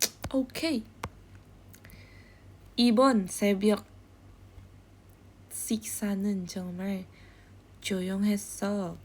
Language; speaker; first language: Korean; non-native, learner; Indonesian